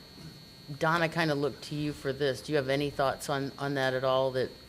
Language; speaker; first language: English; native; English